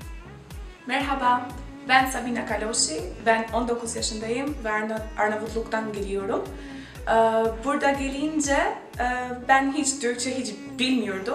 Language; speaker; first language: Turkish; non-native, learner; Albanian